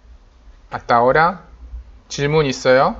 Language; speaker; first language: Spanish; non-native, fluent; Korean